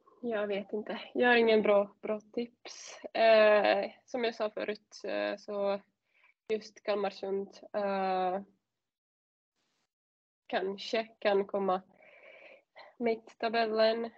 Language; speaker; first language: Swedish; non-native, fluent; Czech